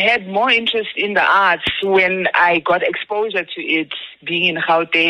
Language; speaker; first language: English; non-native, local second language; Zulu